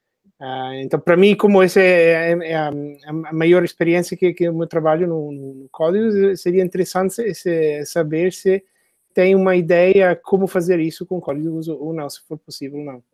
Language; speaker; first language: Portuguese; non-native, fluent; Italian